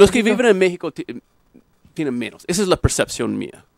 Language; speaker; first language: Spanish; non-native, fluent; English